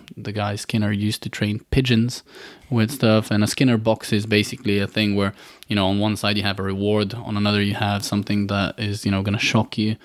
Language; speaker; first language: English; non-native, fluent; Bulgarian